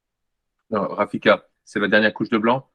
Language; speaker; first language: French; native; French